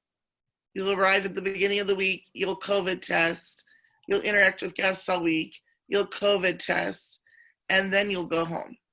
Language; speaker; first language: English; native; English